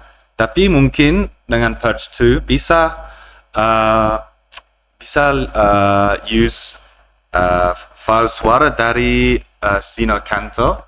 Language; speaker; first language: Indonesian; non-native, learner; English